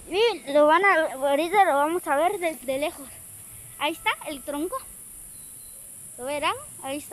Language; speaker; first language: Spanish; native; Spanish